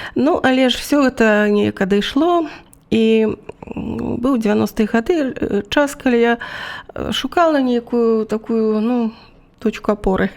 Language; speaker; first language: Belarusian; native; Belarusian